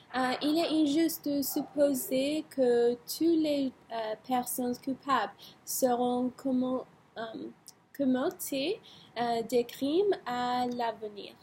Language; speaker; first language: French; non-native, learner; English